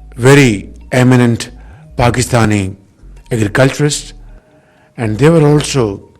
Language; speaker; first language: English; non-native, local second language; Urdu